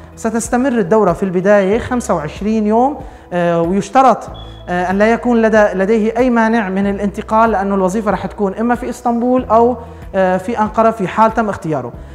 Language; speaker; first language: Arabic; native; Arabic